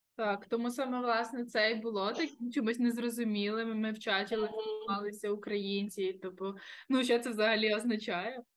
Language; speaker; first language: Ukrainian; native; Ukrainian